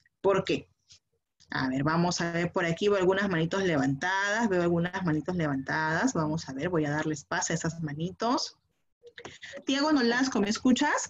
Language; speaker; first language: Spanish; native; Spanish